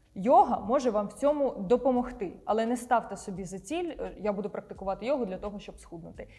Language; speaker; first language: Ukrainian; non-native, local second language; Russian